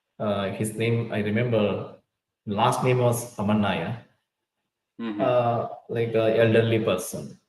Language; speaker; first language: English; non-native, local second language; Tulu